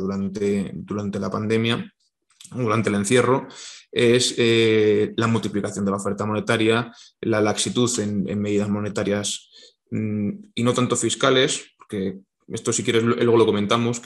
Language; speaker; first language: Spanish; native; Spanish